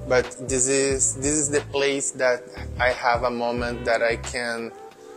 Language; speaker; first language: English; non-native, learner; Portuguese